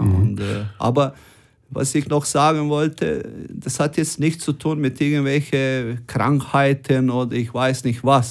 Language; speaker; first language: German; non-native, fluent; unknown